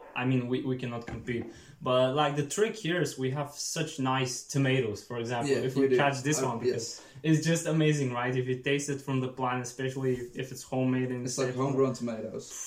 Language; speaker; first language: English; non-native, fluent; Dutch